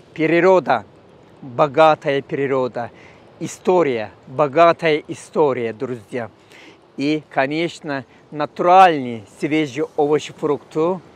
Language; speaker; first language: Russian; non-native, learner; Turkish